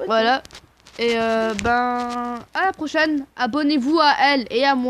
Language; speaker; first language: French; native; French